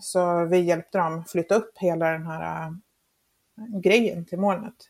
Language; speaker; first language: Swedish; non-native, fluent; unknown